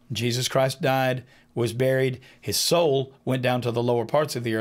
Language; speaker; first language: English; native; English